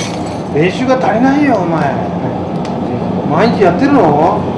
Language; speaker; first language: Japanese; native; Japanese